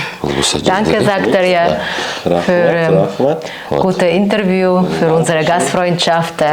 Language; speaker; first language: German; non-native, fluent; Kyrgyz